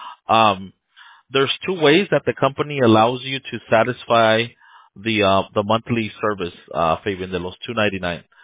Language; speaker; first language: English; early bilingual, other home language; Spanish